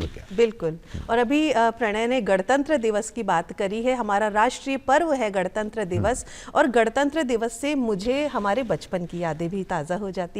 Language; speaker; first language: Hindi; native; Hindi